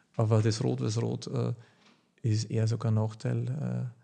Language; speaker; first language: German; native; German